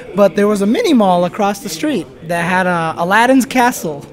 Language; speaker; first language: English; native; English